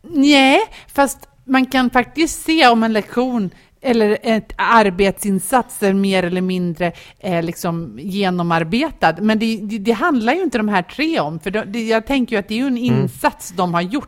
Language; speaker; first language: Swedish; native; Swedish